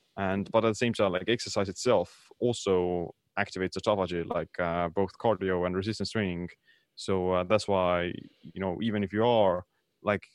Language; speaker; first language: English; non-native, fluent; Estonian